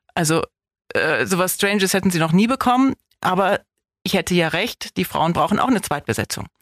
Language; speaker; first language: German; native; German